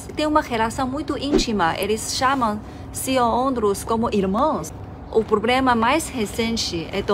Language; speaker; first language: Portuguese; non-native, fluent; Chinese